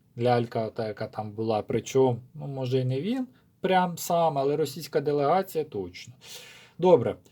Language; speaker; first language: Ukrainian; non-native, local second language; Russian